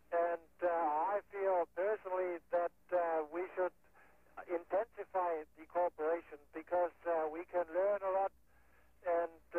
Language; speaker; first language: English; non-native, fluent; German